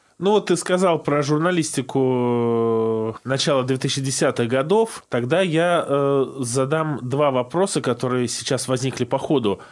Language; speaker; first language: Russian; native; Russian